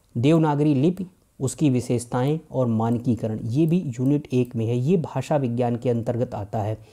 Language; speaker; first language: Hindi; native; Hindi